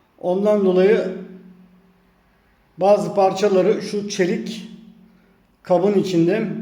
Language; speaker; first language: Turkish; native; Turkish